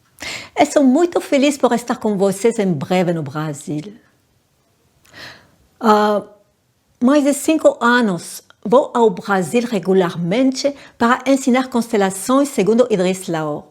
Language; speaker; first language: Portuguese; non-native, learner; French